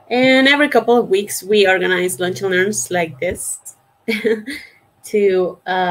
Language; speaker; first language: English; non-native, fluent; Spanish